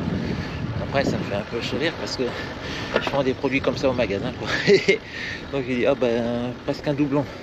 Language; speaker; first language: French; native; French